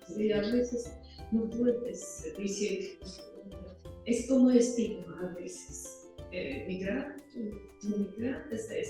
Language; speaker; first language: Spanish; non-native, learner; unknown